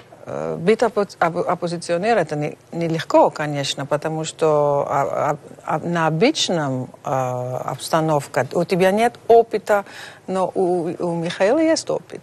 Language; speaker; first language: Russian; non-native, fluent; Dutch